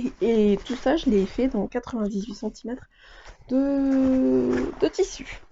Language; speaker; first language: French; native; French